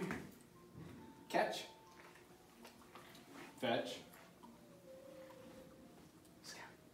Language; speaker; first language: English; native; English